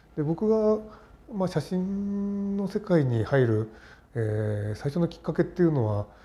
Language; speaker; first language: Japanese; native; Japanese